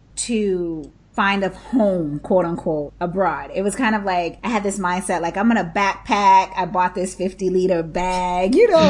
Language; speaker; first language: English; native; English